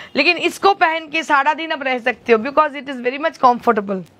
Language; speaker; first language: Hindi; non-native, local second language; Bangla